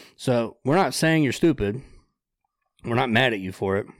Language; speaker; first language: English; native; English